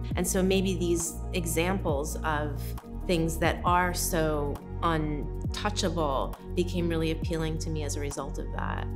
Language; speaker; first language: English; native; English